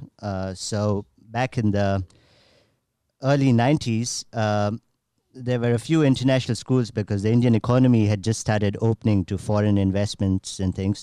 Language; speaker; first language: English; non-native, local second language; Gujarati